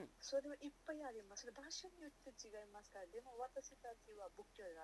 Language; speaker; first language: Japanese; non-native, learner; Nepali